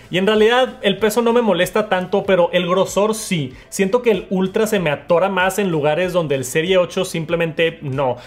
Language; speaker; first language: Spanish; native; Spanish